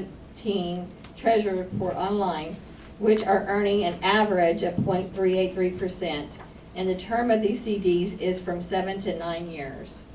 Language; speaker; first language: English; native; English